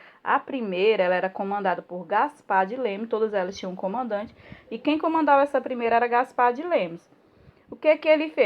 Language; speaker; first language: Portuguese; native; Portuguese